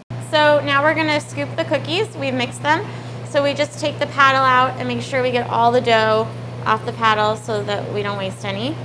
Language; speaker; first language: English; native; English